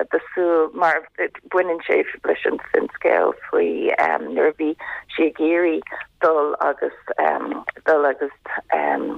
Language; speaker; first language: Irish; non-native, local second language; English